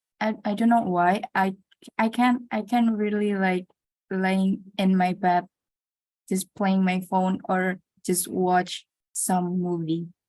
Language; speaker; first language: English; non-native, learner; Indonesian